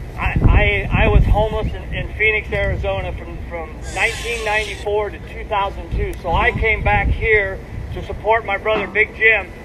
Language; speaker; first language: English; native; English